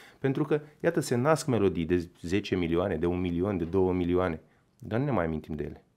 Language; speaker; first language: Romanian; native; Romanian